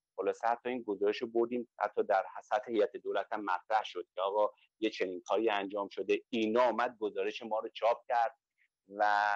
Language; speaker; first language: Persian; native; Persian